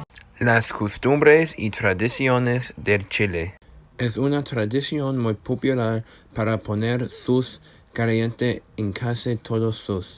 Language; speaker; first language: Spanish; non-native, learner; English